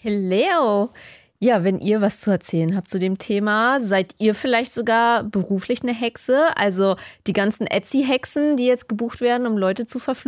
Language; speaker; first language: German; native; German